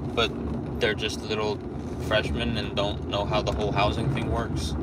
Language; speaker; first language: English; native; English